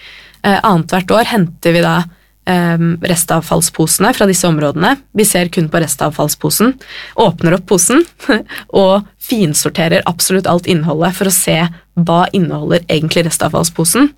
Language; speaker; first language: Norwegian; native; Norwegian